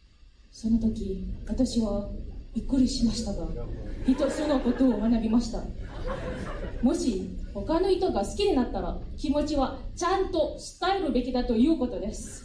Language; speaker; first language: Japanese; non-native, fluent; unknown